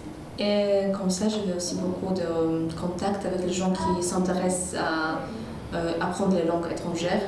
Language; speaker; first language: French; non-native, fluent; Polish